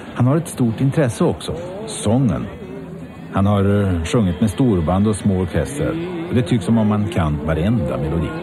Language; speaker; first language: Swedish; native; Swedish